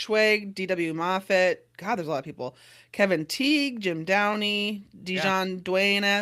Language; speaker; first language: English; native; English